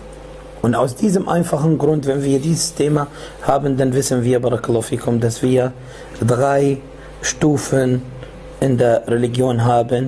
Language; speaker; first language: German; non-native, fluent; Arabic